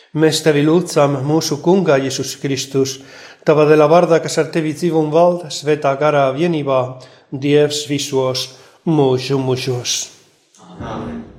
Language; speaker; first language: Latvian; non-native, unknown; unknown